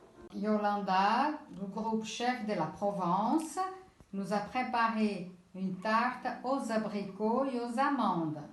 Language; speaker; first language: French; non-native, learner; Portuguese